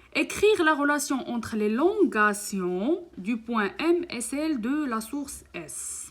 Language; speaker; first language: French; non-native, local second language; Arabic